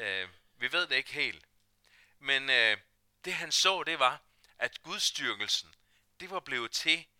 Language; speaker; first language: Danish; native; Danish